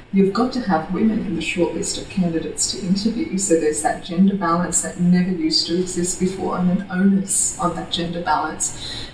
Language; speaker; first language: English; native; English